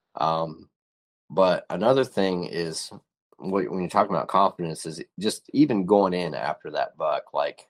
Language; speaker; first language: English; native; English